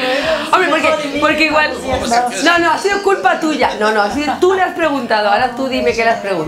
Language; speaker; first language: Spanish; native; Spanish